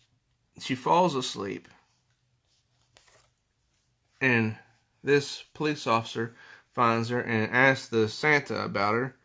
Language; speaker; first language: English; native; English